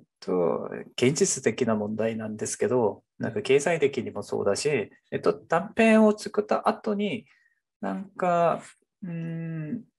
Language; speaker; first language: Japanese; non-native, fluent; Korean